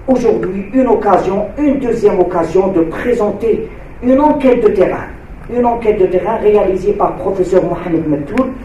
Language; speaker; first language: French; non-native, local second language; Arabic